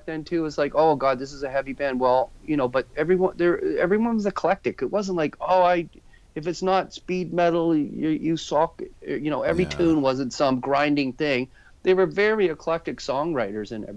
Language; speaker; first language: English; native; English